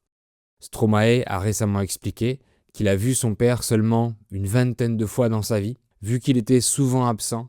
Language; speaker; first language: French; native; French